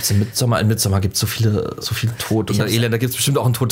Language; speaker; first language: German; native; German